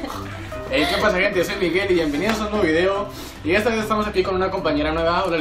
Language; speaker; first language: Spanish; native; Spanish